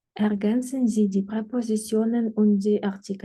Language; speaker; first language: German; non-native, fluent; Ukrainian